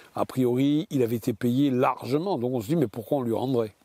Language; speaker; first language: French; native; French